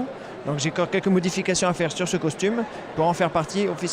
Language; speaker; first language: French; native; French